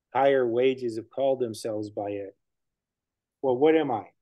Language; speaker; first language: English; native; English